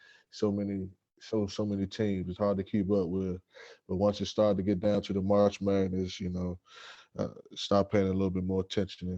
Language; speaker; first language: English; native; English